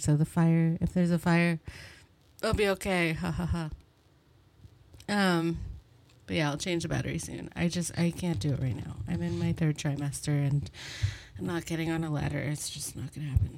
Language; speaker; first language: English; native; English